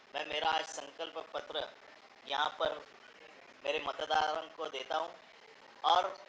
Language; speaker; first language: Hindi; non-native, local second language; Marathi